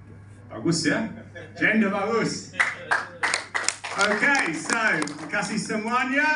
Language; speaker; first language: Indonesian; non-native, learner; English